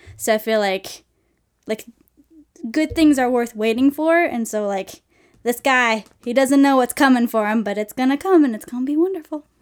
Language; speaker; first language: English; non-native, fluent; Swedish